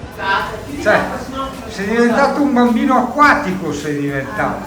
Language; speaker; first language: Italian; native; Italian